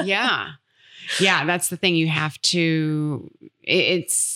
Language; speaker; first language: English; native; English